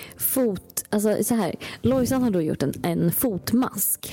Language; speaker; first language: Swedish; native; Swedish